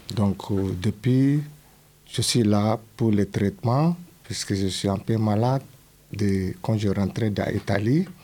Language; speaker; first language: French; non-native, learner; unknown